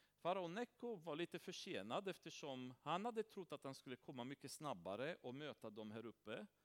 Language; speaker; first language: Swedish; non-native, fluent; Romanian